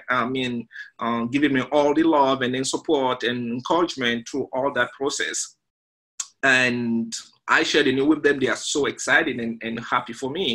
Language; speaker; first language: English; non-native, fluent; French